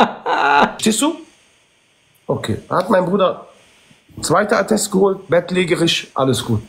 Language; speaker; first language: German; early bilingual, other home language; Arabic